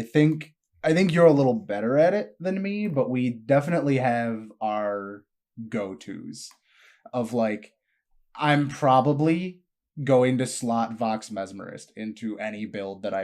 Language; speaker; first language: English; native; English